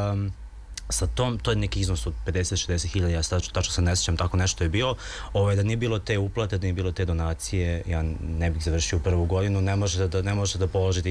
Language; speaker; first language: Serbian; native; Serbian